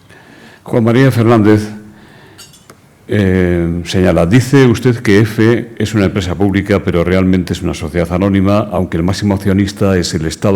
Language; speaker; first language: Spanish; native; Spanish